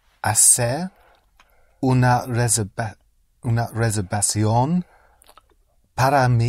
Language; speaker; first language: Spanish; non-native, learner; English